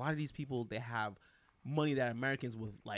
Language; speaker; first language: English; non-native, local second language; Yoruba